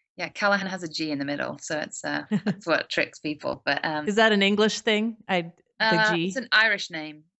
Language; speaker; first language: English; native; English